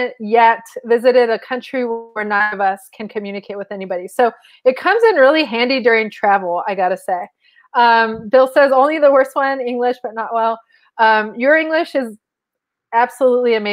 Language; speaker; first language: English; non-native, fluent; Spanish